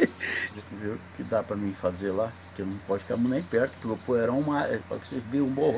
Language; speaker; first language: Portuguese; native; Portuguese